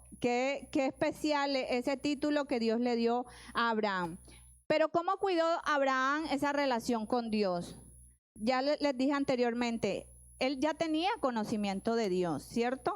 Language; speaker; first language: Spanish; native; Spanish